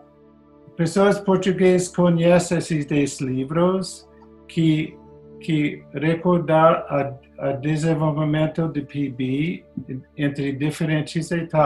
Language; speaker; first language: Portuguese; non-native, learner; English